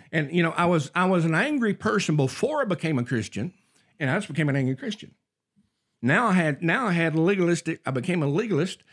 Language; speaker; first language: English; native; English